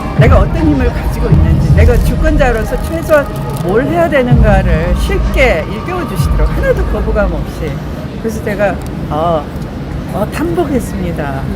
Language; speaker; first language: Korean; native; Korean